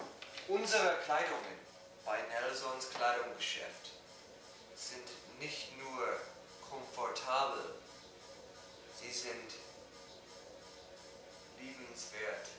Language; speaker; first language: German; non-native, learner; English